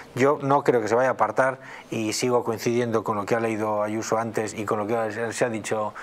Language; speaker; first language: Spanish; native; Spanish